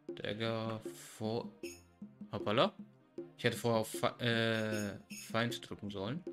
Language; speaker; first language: German; native; German